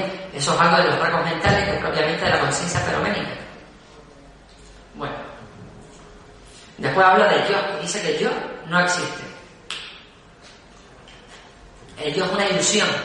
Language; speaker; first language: Spanish; native; Spanish